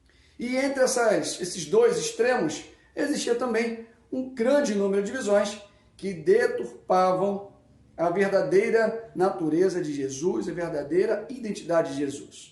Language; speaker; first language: Portuguese; native; Portuguese